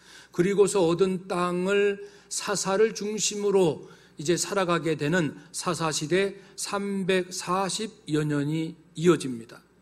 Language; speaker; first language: Korean; native; Korean